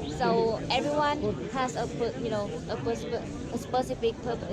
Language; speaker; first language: English; non-native, learner; Vietnamese